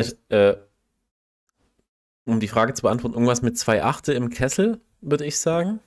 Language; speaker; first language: German; native; German